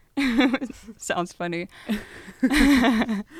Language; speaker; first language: English; non-native, fluent; Lithuanian